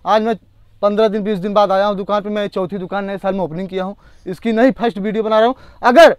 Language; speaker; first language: Hindi; native; Hindi